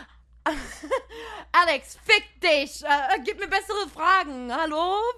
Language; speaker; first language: English; non-native, fluent; German